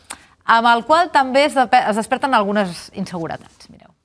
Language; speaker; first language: Catalan; native; Catalan